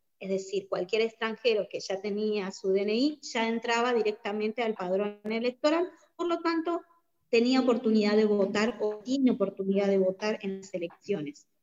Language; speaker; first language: Spanish; native; Spanish